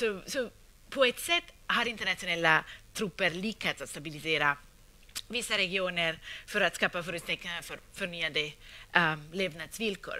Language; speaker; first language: Swedish; non-native, fluent; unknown